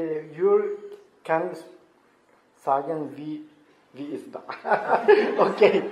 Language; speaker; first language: German; non-native, learner; Spanish